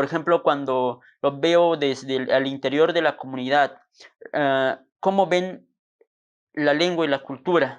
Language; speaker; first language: Spanish; non-native, local second language; Tzotzil